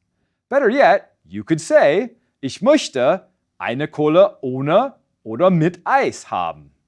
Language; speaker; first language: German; non-native, fluent; English